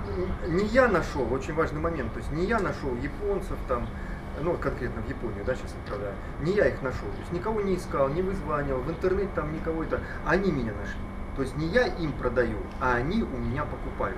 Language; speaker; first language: Russian; native; Russian